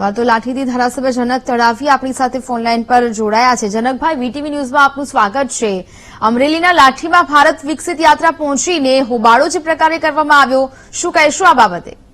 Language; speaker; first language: Gujarati; native; Gujarati